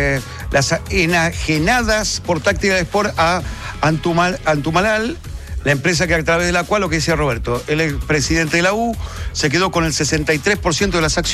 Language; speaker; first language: Spanish; native; Spanish